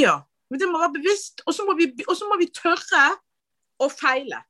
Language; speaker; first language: Norwegian; native; Norwegian